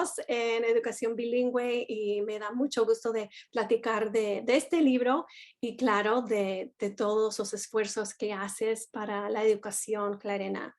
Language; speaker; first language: Spanish; non-native, fluent; English